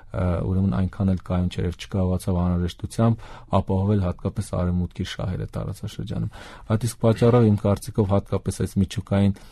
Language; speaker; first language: Armenian; native; Armenian